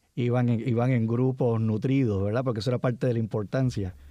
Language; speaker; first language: Spanish; native; Spanish